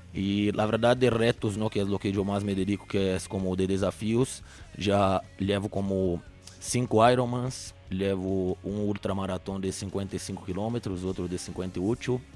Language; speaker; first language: Spanish; non-native, fluent; Portuguese